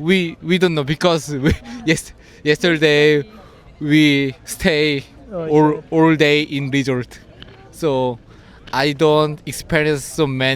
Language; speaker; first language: English; non-native, learner; Korean